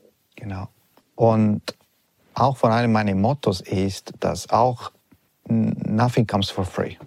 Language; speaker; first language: German; non-native, learner; Italian